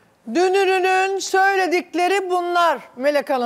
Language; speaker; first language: Turkish; native; Turkish